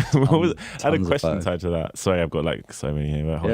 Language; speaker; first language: English; native; English